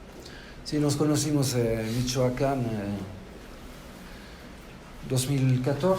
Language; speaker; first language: Spanish; non-native, fluent; French